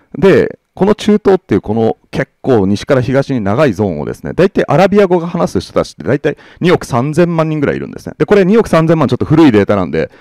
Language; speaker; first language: Japanese; native; Japanese